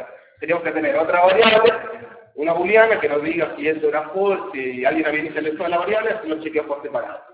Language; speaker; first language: Spanish; native; Spanish